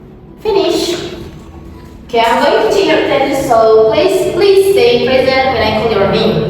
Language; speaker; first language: English; non-native, learner; Indonesian